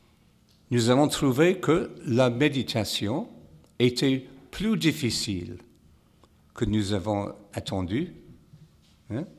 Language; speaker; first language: French; non-native, fluent; English